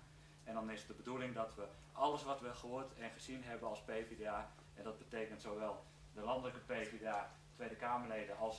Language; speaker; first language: Dutch; native; Dutch